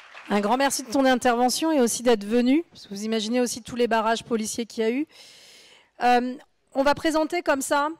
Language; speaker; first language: French; native; French